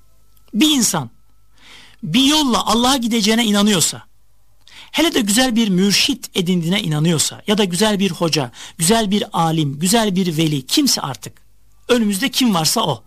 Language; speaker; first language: Turkish; native; Turkish